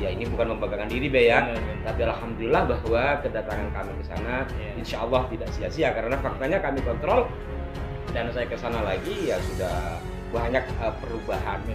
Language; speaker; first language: Indonesian; native; Indonesian